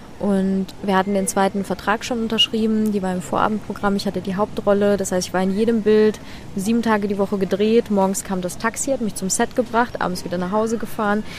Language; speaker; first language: German; early bilingual, other home language; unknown